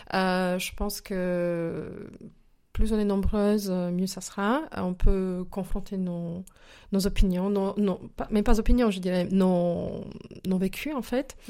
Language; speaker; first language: French; non-native, fluent; Slovak